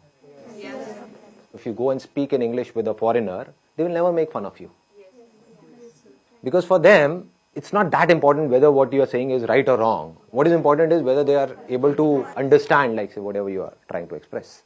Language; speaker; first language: English; non-native, local second language; Hindi